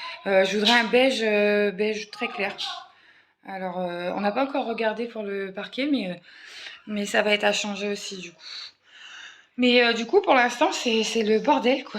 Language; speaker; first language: French; native; French